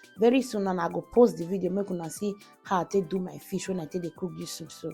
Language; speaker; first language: Nigerian Pidgin; non-native, local second language; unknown